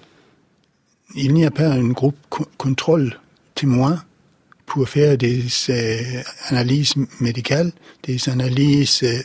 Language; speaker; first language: French; non-native, fluent; Danish